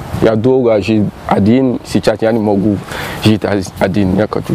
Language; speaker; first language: Russian; non-native, learner; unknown